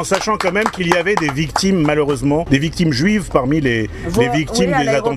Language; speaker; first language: French; native; French